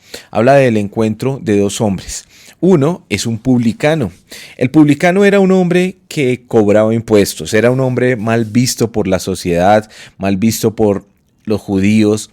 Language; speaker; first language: Spanish; native; Spanish